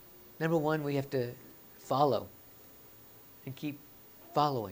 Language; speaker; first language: English; native; English